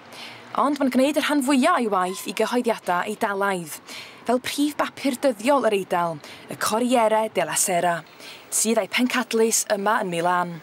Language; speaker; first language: Welsh; native; Welsh